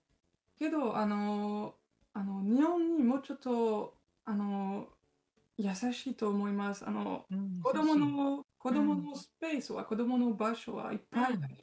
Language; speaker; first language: Japanese; non-native, learner; French